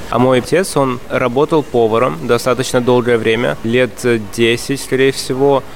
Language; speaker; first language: Russian; early bilingual, other home language; Uzbek